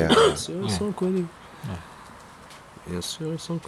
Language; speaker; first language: French; non-native, local second language; Arabic